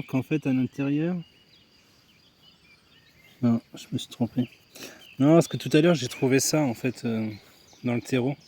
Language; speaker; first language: French; native; French